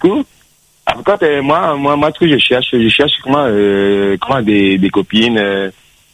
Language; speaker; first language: French; native; French